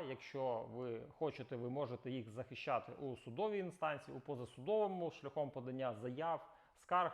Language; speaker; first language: Ukrainian; native; Ukrainian